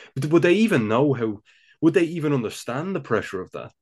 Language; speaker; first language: English; native; English